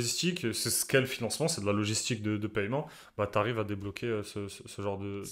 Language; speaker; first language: French; native; French